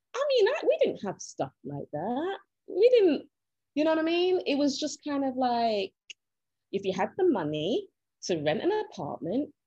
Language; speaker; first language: English; native; English